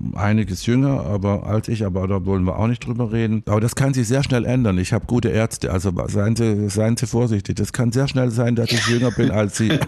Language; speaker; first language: German; native; German